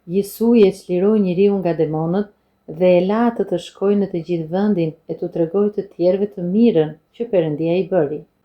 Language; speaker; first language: Albanian; non-native, fluent; English